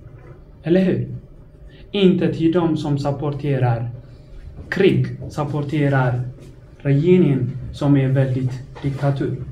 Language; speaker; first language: Swedish; non-native, fluent; Tigrinya